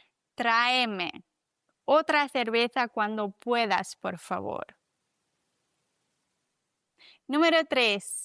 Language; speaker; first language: Spanish; non-native, fluent; German